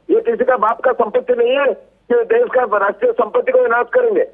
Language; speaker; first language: Hindi; native; Hindi